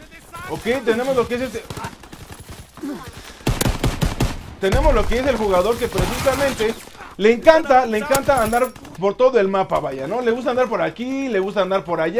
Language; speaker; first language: Spanish; native; Spanish